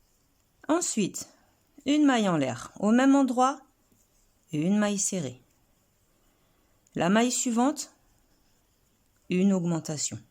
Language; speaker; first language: French; native; French